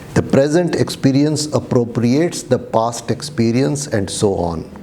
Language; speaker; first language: English; non-native, local second language; Urdu